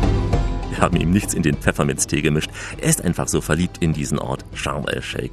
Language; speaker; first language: German; native; German